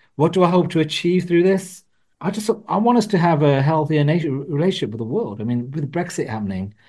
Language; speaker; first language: English; early bilingual, other home language; Punjabi